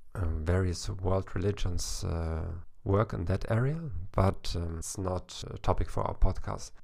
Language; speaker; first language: English; non-native, fluent; German